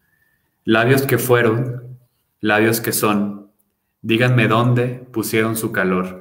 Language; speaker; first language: Spanish; native; Spanish